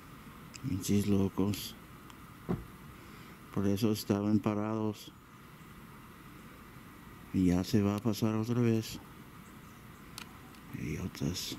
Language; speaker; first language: Spanish; early bilingual, heritage; Spanish